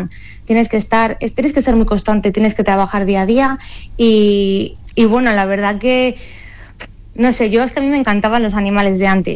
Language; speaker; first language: Spanish; native; Spanish